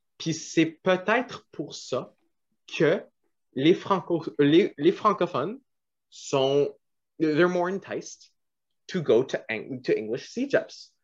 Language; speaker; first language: French; non-native, local second language; English